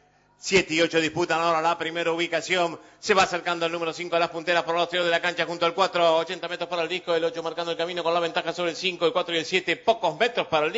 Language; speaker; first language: Spanish; native; Spanish